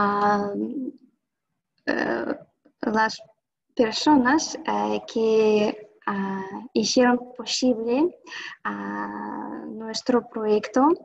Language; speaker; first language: Spanish; non-native, fluent; Russian